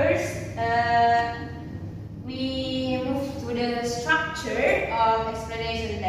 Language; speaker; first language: English; non-native, fluent; Indonesian